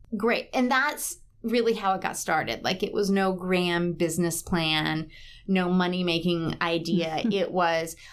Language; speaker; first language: English; native; English